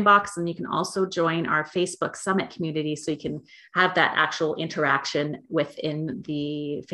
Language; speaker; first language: English; native; English